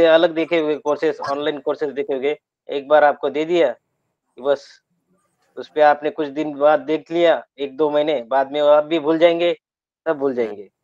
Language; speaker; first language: Hindi; native; Hindi